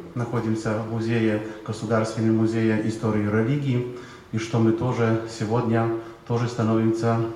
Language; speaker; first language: Russian; non-native, fluent; Polish